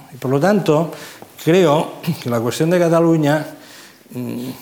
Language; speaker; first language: Spanish; non-native, local second language; Catalan